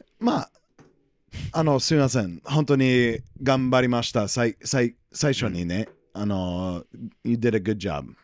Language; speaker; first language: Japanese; non-native, learner; English